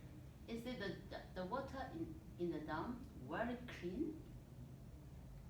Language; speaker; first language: English; non-native, learner; Chinese